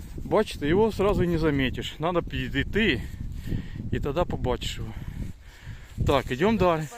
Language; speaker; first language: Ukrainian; non-native, local second language; Russian